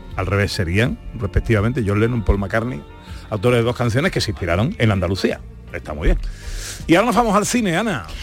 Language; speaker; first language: Spanish; native; Spanish